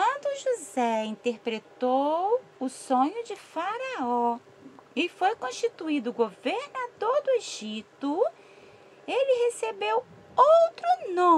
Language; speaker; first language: Portuguese; native; Portuguese